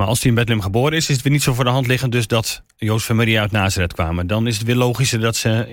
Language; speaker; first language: Dutch; native; Dutch